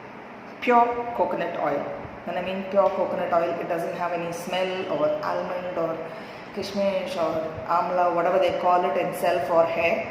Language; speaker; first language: English; non-native, local second language; Tamil